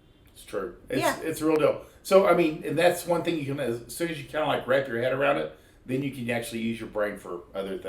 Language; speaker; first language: English; native; English